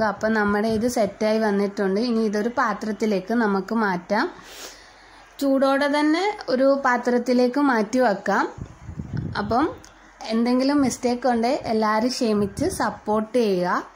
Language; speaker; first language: Malayalam; early bilingual, heritage; Malayalam